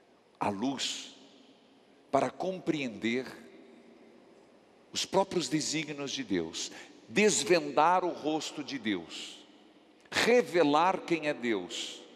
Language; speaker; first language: Portuguese; native; Portuguese